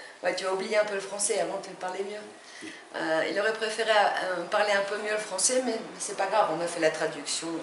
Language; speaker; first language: French; non-native, fluent; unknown